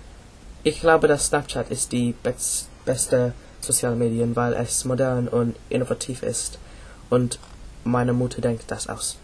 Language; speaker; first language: German; non-native, learner; English